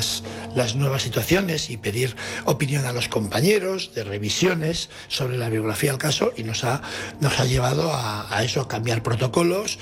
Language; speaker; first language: Spanish; native; Spanish